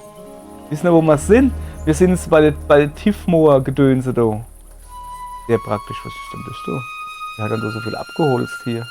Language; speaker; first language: German; native; German